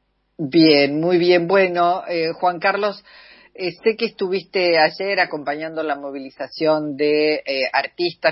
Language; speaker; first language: Spanish; native; Spanish